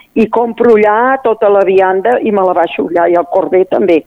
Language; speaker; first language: Catalan; native; Catalan